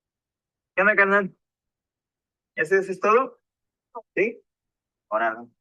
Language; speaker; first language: Spanish; native; Spanish